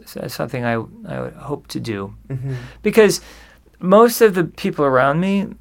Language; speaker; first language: English; native; English